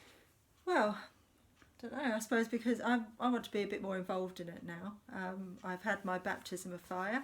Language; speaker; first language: English; native; English